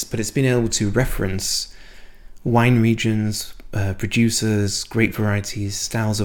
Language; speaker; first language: English; native; English